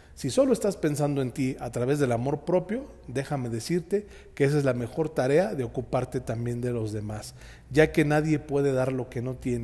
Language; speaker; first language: Spanish; native; Spanish